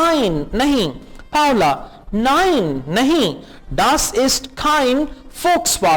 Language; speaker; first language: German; non-native, fluent; Urdu